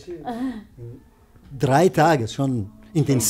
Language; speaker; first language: German; non-native, learner; Portuguese